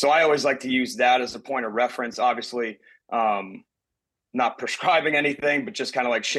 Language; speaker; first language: English; native; English